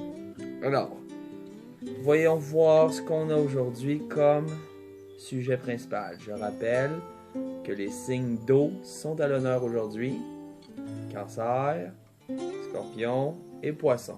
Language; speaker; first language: French; native; French